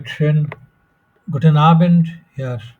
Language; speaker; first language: German; non-native, fluent; Bangla